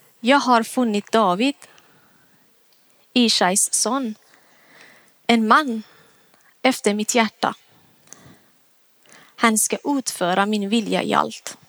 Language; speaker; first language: Swedish; non-native, fluent; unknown